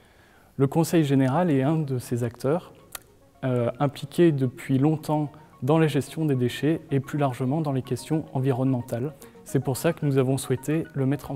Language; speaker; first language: French; native; French